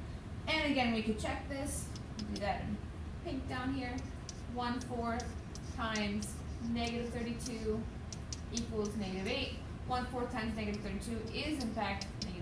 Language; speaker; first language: English; native; English